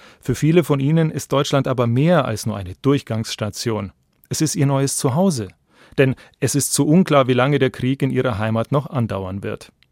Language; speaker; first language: German; native; German